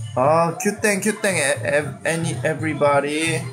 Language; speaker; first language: English; non-native, local second language; Korean